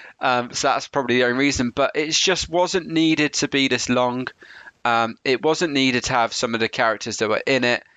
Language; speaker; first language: English; native; English